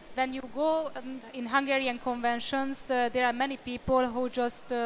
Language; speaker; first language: English; non-native, fluent; Hungarian